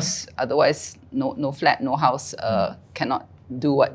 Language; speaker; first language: English; native; English